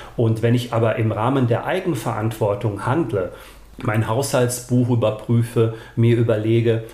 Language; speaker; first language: German; early bilingual, other home language; Bosnian